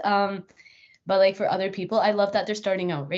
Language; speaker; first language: English; native; English